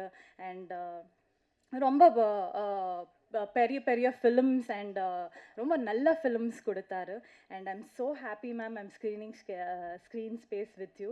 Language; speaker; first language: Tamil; non-native, learner; Kannada